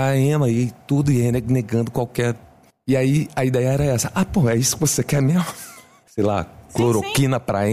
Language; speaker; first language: Portuguese; native; Portuguese